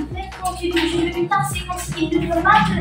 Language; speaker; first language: French; non-native, local second language; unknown